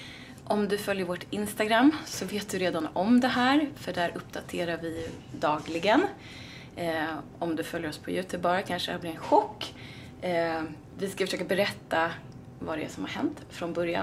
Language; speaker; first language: Swedish; native; Swedish